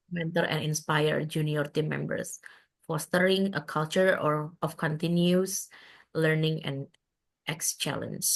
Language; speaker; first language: English; non-native, fluent; Indonesian